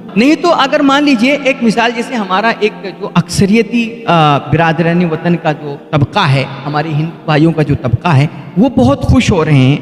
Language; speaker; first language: Urdu; native; Urdu